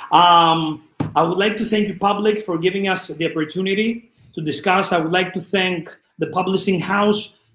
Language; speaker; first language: English; non-native, fluent; Greek